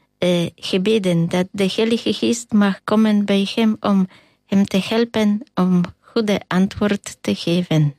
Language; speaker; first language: Dutch; non-native, learner; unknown